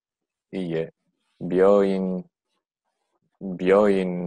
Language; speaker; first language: Japanese; non-native, learner; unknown